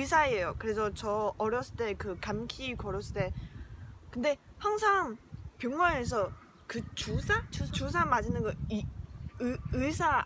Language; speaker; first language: Korean; non-native, learner; Chinese